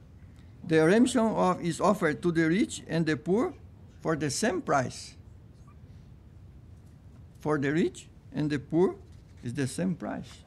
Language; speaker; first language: English; non-native, fluent; Portuguese